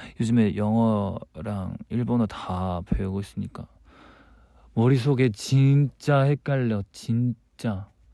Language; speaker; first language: Korean; non-native, fluent; Chinese